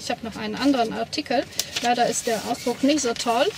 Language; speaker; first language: German; non-native, fluent; Polish